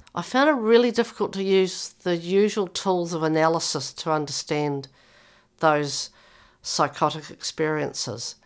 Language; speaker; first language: English; native; English